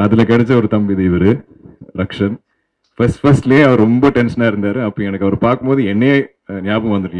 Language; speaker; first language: Tamil; non-native, local second language; Malayalam